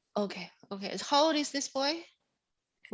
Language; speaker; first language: English; non-native, fluent; Chinese